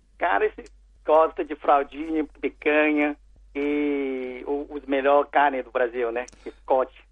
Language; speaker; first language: Portuguese; non-native, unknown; Chinese